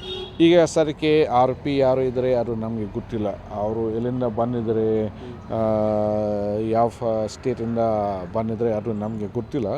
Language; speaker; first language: Kannada; non-native, fluent; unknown